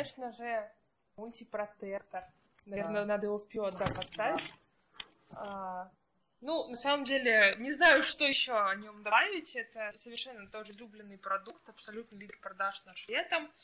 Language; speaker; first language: Russian; native; Russian